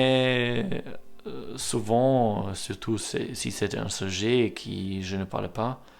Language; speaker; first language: French; non-native, learner; German